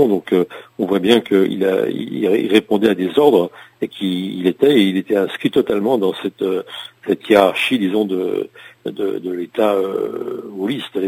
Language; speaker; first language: French; native; French